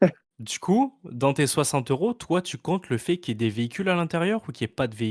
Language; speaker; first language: French; native; French